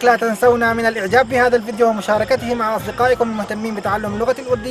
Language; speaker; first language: Arabic; native; Arabic